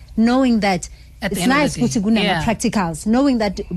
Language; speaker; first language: English; non-native, local second language; Zulu